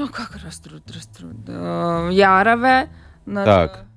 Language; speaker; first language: Russian; non-native, local second language; Latvian